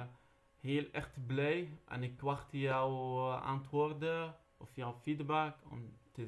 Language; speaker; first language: Dutch; non-native, learner; Arabic